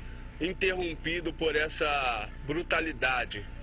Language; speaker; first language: Portuguese; native; Portuguese